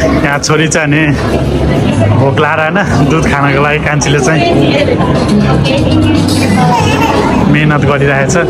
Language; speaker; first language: Nepali; native; Nepali